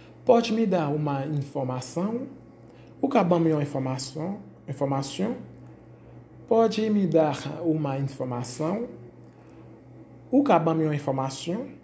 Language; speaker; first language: Portuguese; non-native, fluent; Haitian Creole